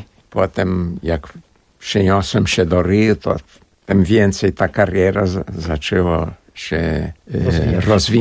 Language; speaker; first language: Polish; early bilingual, heritage; Portuguese